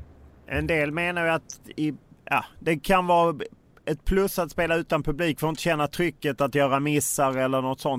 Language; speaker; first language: Swedish; native; Swedish